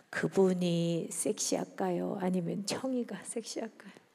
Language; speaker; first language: Korean; native; Korean